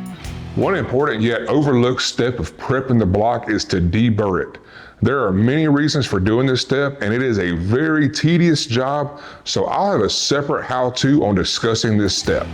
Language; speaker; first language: English; native; English